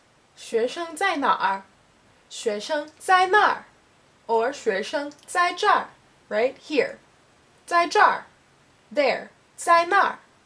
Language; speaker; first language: Chinese; non-native, learner; English